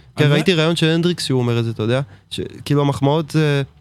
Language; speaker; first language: Hebrew; native; Hebrew